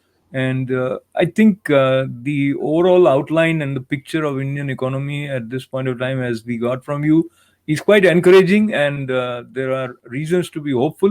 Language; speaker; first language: English; non-native, local second language; Hindi